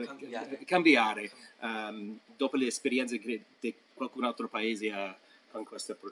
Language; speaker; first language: Italian; non-native, fluent; English